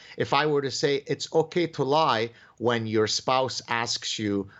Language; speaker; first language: English; early bilingual, other home language; Arabic